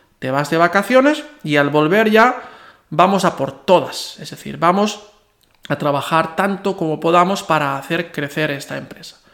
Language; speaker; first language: Spanish; non-native, local second language; Catalan